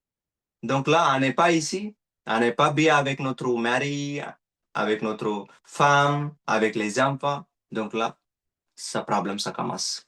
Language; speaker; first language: French; non-native, learner; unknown